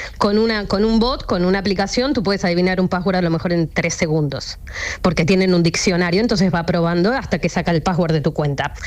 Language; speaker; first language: Spanish; native; Spanish